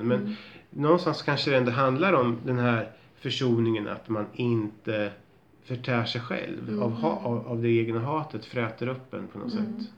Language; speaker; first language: Swedish; native; Swedish